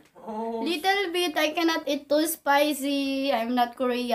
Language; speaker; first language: English; non-native, local second language; Filipino